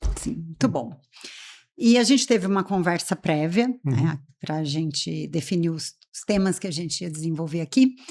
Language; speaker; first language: Portuguese; native; Portuguese